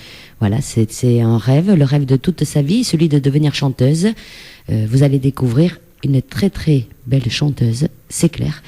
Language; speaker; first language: French; native; French